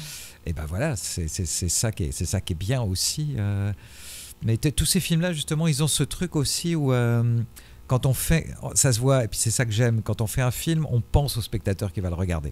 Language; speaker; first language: French; native; French